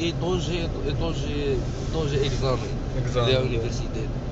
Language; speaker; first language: Russian; non-native, learner; Arabic